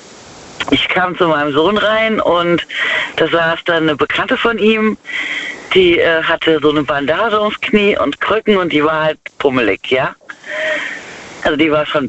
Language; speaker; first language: German; native; German